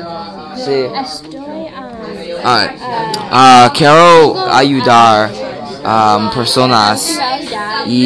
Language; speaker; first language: Spanish; non-native, learner; English